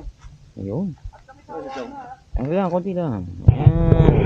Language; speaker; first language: Filipino; native; Filipino